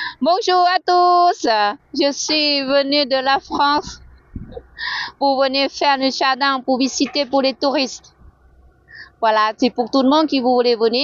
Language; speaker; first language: French; non-native, learner; Thai